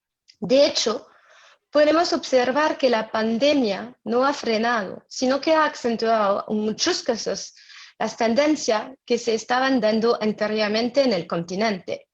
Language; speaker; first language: Spanish; non-native, fluent; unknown